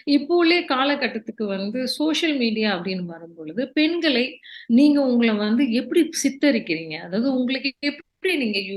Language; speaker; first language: Tamil; early bilingual, heritage; Tamil